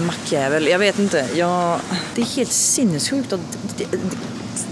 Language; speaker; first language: Swedish; native; Swedish